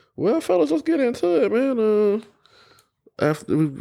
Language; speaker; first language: English; native; English